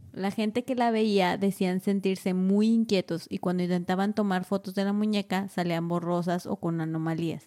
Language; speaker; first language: Spanish; native; Spanish